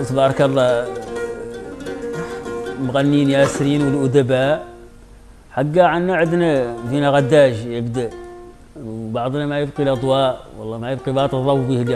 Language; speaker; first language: Arabic; native; Arabic